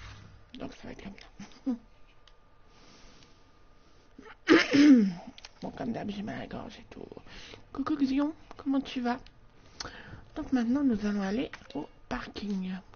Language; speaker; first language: French; native; French